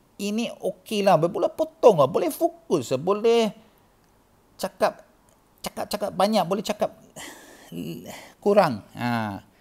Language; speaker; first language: Malay; non-native, learner; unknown